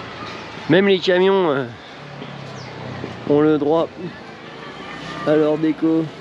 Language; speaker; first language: French; native; French